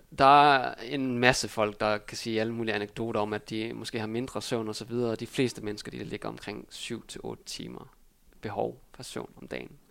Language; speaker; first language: Danish; early bilingual, other home language; Vietnamese